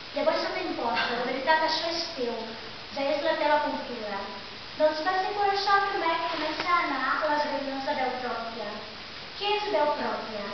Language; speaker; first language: Catalan; non-native, fluent; Portuguese